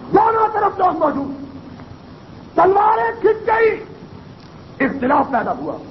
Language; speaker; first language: Urdu; non-native, local second language; Punjabi